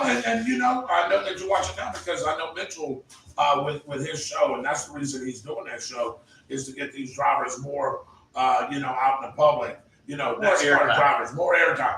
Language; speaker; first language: English; native; English